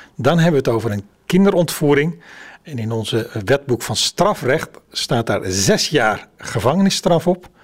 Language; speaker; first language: Dutch; native; Dutch